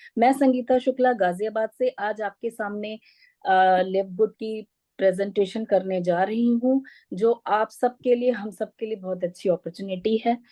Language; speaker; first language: Hindi; native; Hindi